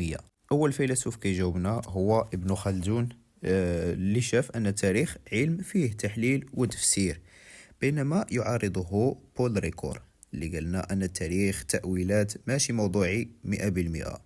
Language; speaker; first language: Arabic; native; Arabic